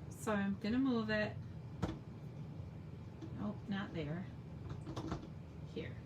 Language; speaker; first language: English; native; English